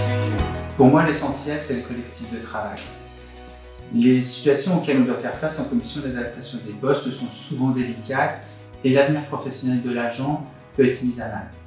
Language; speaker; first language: French; native; French